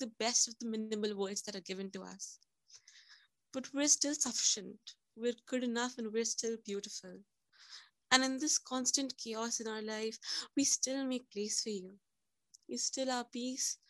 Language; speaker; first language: English; non-native, local second language; Hindi